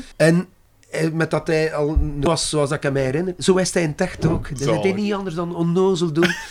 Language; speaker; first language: Dutch; non-native, fluent; French